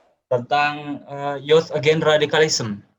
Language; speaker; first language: English; non-native, local second language; Indonesian